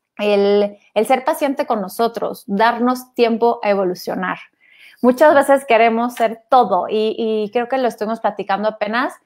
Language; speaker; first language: Spanish; native; Spanish